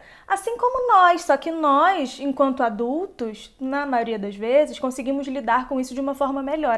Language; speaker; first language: Portuguese; native; Portuguese